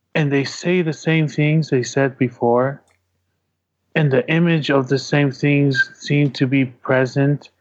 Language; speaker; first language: English; early bilingual, other home language; Tongan